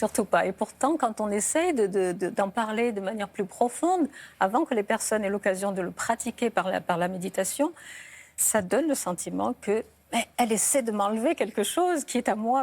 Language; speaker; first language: French; native; French